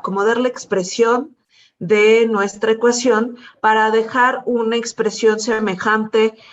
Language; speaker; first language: Spanish; native; Spanish